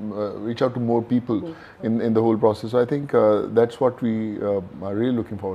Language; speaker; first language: English; non-native, local second language; Punjabi